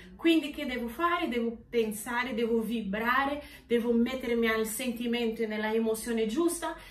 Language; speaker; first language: Italian; non-native, fluent; Portuguese